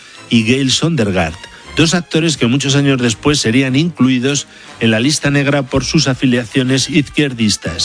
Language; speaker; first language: Spanish; native; Spanish